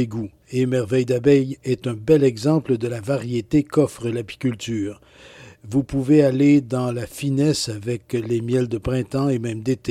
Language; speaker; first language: French; native; French